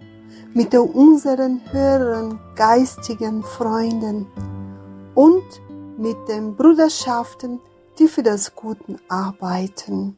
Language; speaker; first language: German; non-native, fluent; Portuguese